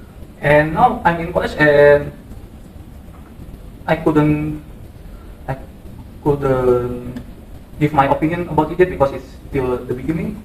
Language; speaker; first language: English; non-native, learner; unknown